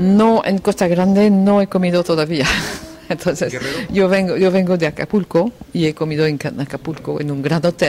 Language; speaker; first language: Spanish; non-native, fluent; French